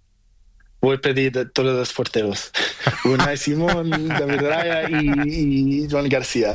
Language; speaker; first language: Spanish; non-native, learner; Portuguese